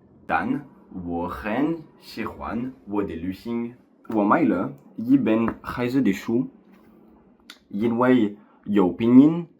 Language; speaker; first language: Chinese; non-native, learner; French